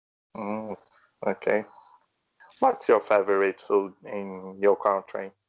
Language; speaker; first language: English; non-native, learner; Portuguese